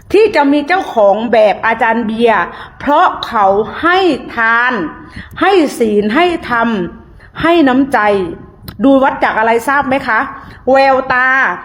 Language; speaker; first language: Thai; native; Thai